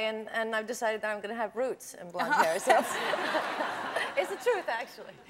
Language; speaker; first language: English; native; English